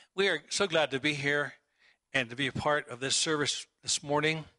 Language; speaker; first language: English; native; English